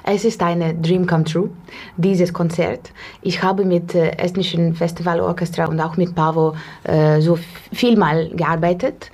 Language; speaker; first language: German; non-native, fluent; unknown